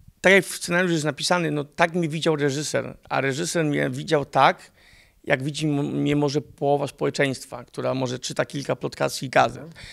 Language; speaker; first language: Polish; early bilingual, heritage; Polish